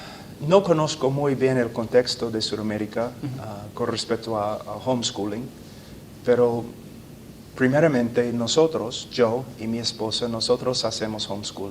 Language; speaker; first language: Spanish; non-native, fluent; English